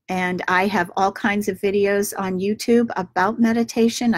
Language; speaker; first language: English; native; English